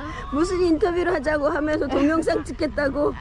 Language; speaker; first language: Korean; native; Korean